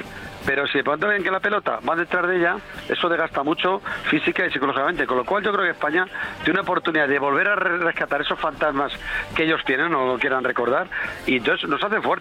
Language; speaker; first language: Spanish; native; Spanish